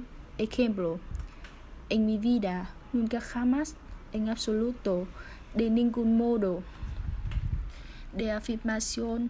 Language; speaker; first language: Spanish; non-native, learner; Vietnamese